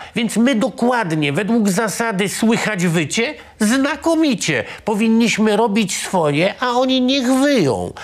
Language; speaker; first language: Polish; native; Polish